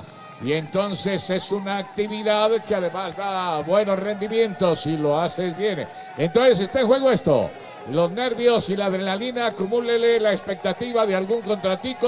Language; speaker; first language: Spanish; native; Spanish